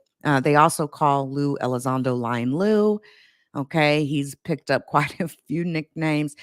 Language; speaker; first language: English; native; English